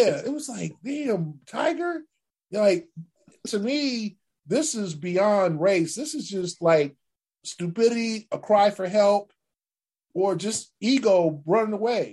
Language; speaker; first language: English; native; English